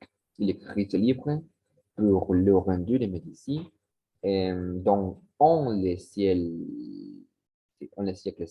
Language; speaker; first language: French; non-native, learner; Spanish